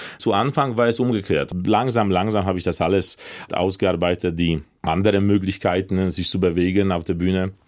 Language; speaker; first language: German; non-native, fluent; Polish